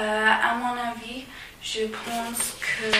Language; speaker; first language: French; non-native, learner; English